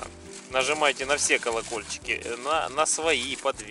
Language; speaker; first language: Russian; native; Russian